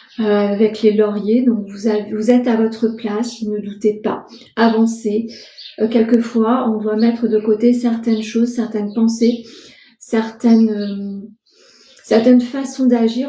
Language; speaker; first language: French; native; French